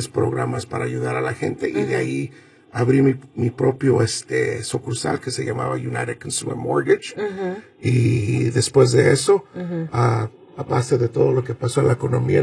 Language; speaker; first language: Spanish; early bilingual, heritage; Spanish